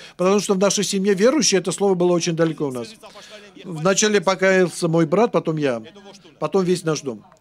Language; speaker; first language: Russian; non-native, local second language; Armenian